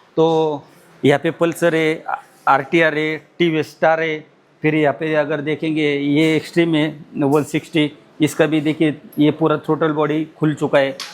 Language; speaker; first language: Hindi; non-native, local second language; Marathi